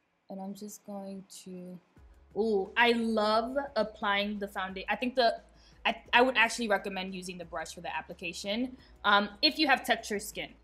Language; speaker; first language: English; early bilingual, other home language; Spanish